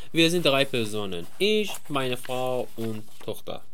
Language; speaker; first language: German; non-native, learner; Persian